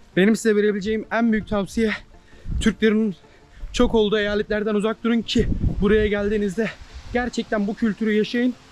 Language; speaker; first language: Turkish; native; Turkish